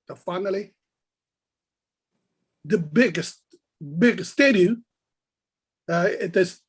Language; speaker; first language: English; non-native, learner; Chinese